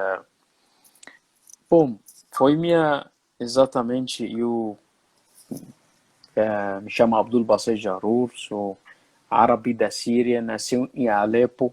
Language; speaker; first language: Portuguese; non-native, fluent; Arabic